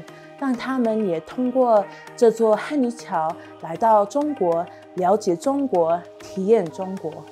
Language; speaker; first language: Chinese; non-native, learner; English